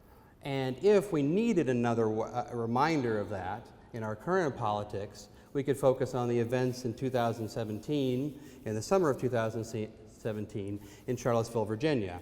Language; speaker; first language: English; native; English